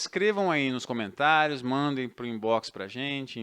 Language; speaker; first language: Portuguese; native; Portuguese